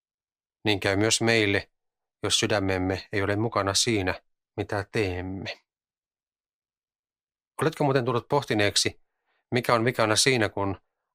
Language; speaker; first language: Finnish; native; Finnish